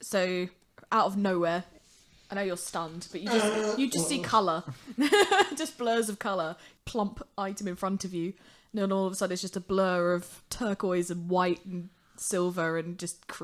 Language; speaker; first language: English; native; English